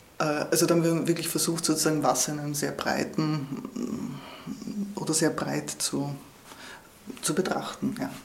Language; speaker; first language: German; native; German